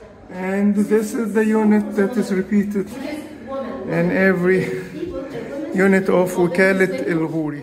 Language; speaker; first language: English; non-native, fluent; Arabic